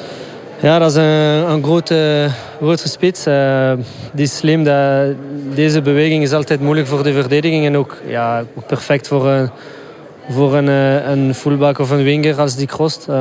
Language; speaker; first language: Dutch; non-native, local second language; French